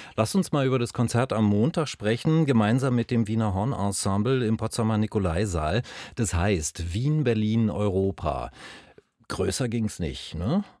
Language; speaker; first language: German; native; German